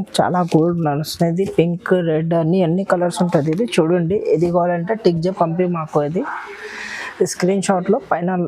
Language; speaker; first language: Telugu; non-native, local second language; Urdu